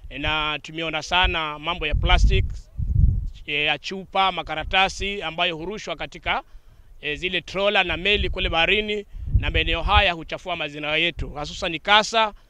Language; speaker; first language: Swahili; native; Swahili